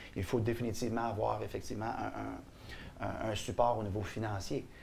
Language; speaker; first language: French; native; French